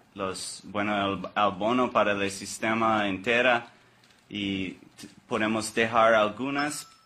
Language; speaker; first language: Spanish; non-native, learner; English